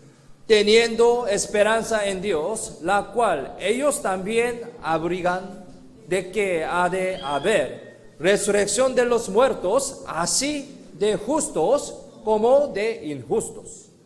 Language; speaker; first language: Spanish; non-native, fluent; Korean